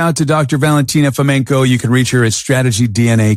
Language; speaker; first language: English; native; English